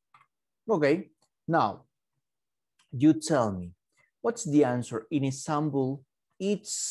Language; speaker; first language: English; non-native, fluent; Spanish